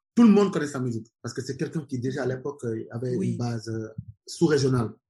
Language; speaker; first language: French; non-native, local second language; Wolof